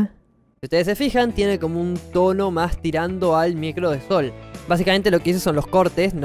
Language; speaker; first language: Spanish; native; Spanish